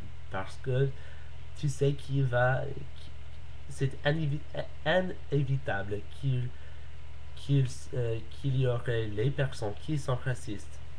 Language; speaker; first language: French; non-native, learner; English